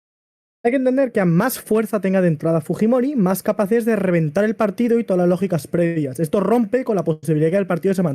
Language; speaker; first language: Spanish; native; Spanish